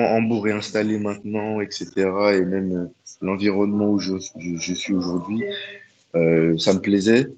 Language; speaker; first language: French; native; French